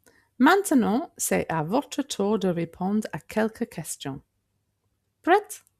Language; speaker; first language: French; non-native, fluent; English